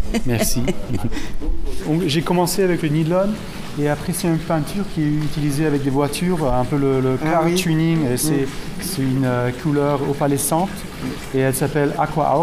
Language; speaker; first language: French; non-native, fluent; German